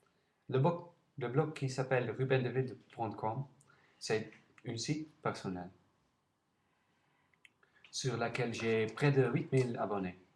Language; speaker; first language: French; non-native, learner; Dutch